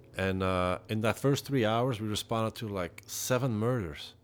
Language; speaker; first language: English; non-native, fluent; Dutch